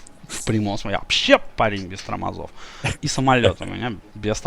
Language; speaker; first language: Russian; native; Russian